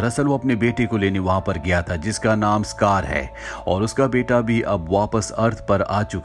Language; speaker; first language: Hindi; native; Hindi